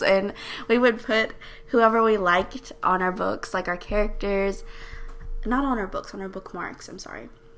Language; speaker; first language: English; native; English